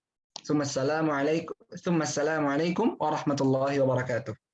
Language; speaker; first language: Arabic; non-native, fluent; Indonesian